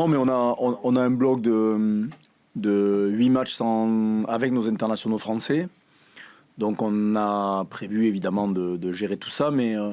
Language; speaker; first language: French; native; French